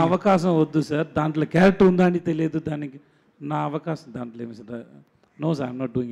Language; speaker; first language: Telugu; non-native, learner; Tamil